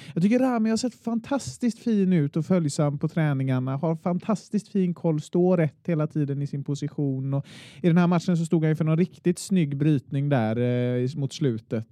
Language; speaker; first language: Swedish; native; Swedish